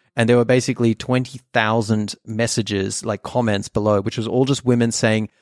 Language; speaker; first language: English; non-native, local second language; German